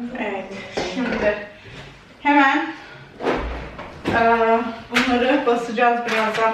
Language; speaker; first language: Turkish; early bilingual, heritage; Turkish